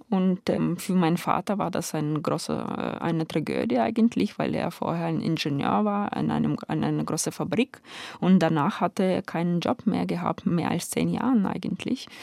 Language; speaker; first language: German; non-native, fluent; Ukrainian